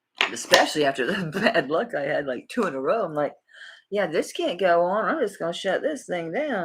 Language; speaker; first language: English; native; English